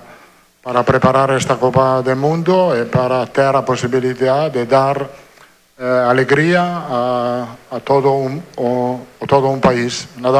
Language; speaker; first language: Portuguese; non-native, learner; Italian